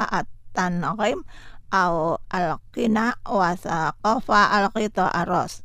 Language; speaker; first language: Arabic; non-native, fluent; Indonesian